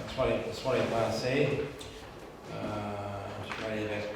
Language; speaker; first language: French; non-native, local second language; English